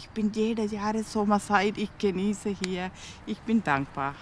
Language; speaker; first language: German; non-native, learner; Tamil